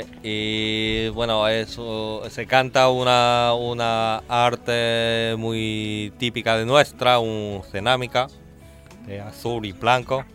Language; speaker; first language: Spanish; non-native, learner; Chinese